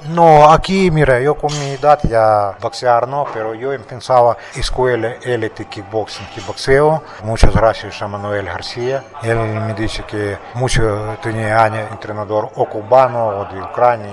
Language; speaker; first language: Spanish; non-native, learner; Russian